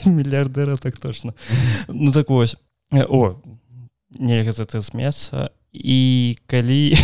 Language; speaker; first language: Belarusian; non-native, local second language; Russian